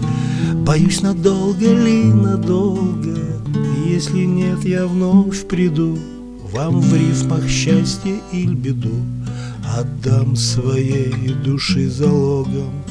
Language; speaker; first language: Russian; native; Russian